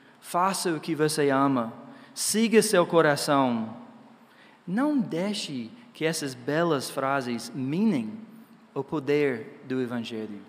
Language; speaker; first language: Portuguese; non-native, fluent; English